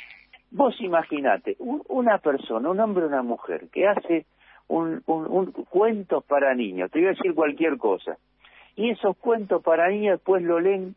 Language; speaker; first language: Spanish; native; Spanish